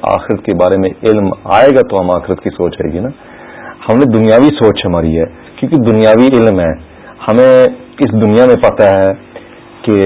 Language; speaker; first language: Urdu; early bilingual, other home language; English